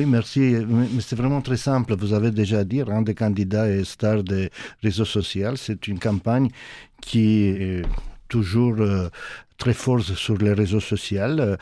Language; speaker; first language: French; non-native, fluent; Romanian